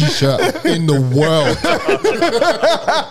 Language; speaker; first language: English; native; English